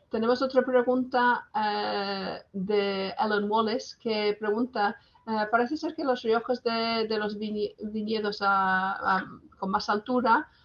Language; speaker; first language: Spanish; non-native, fluent; English